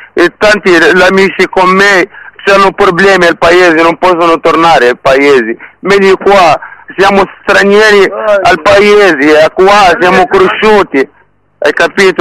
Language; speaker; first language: Italian; non-native, learner; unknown